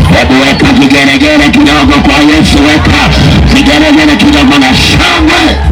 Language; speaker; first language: Swahili; native; Swahili